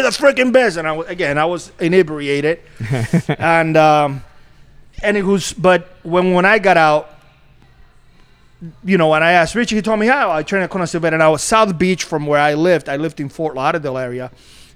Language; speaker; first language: English; non-native, fluent; Spanish